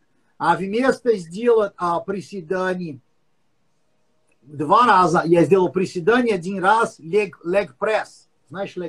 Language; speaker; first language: Russian; non-native, learner; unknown